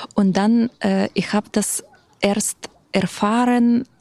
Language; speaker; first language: German; non-native, fluent; Ukrainian